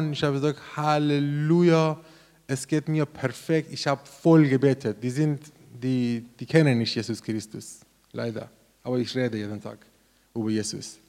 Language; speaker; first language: German; non-native, learner; Persian